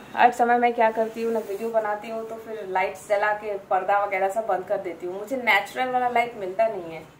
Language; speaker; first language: Hindi; non-native, local second language; Bangla